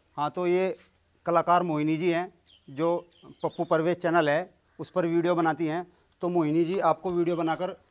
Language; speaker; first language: Hindi; native; Hindi